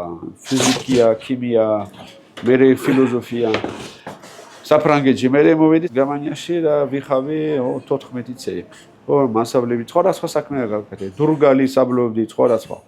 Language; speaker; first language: Georgian; non-native, learner; French